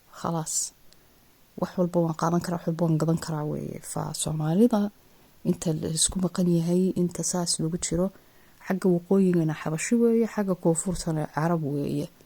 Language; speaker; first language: Somali; native; Somali